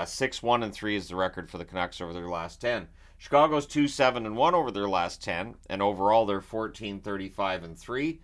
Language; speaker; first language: English; native; English